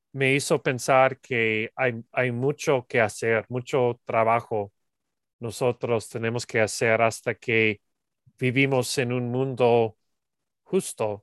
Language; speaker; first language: Spanish; non-native, learner; English